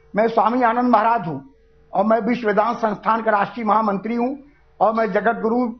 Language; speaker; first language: Hindi; native; Hindi